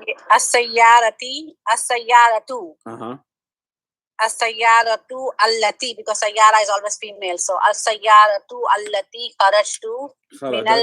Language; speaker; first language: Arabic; non-native, learner; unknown